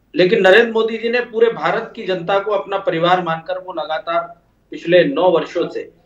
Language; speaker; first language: Hindi; native; Hindi